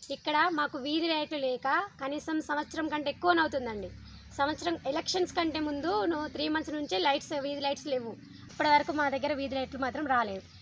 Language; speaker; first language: Telugu; native; Telugu